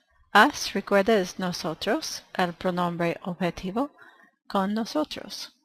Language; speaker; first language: Spanish; non-native, fluent; English